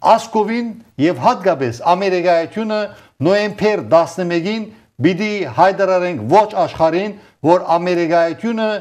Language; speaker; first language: Armenian; early bilingual, heritage; Armenian